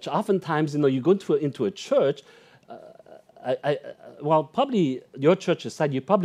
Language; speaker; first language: English; non-native, fluent; French